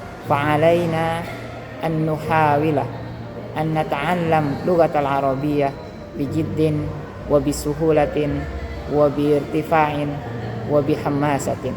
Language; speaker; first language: Arabic; non-native, fluent; Indonesian